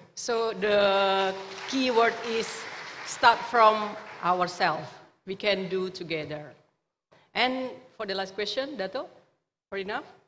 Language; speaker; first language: English; non-native, fluent; Indonesian